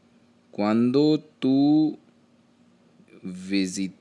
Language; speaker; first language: Spanish; non-native, learner; Hindi